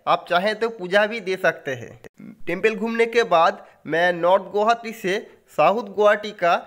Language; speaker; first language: Hindi; non-native, local second language; Bangla